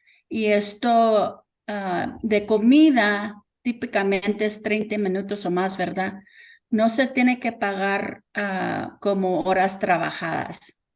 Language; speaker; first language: Spanish; early bilingual, heritage; Spanish